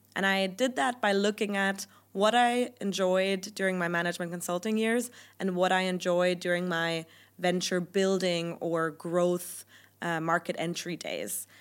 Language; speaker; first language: English; non-native, fluent; German